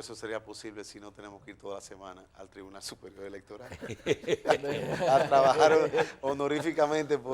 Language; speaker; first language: Spanish; native; Spanish